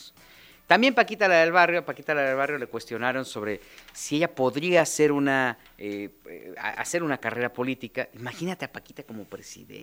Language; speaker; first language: Spanish; native; Spanish